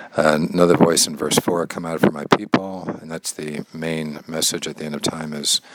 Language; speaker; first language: English; native; English